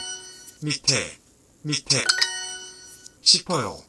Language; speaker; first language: Korean; non-native, learner; English